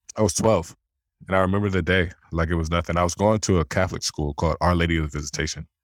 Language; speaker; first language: English; early bilingual, other home language; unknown